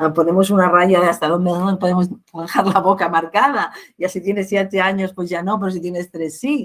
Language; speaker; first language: Spanish; non-native, local second language; Catalan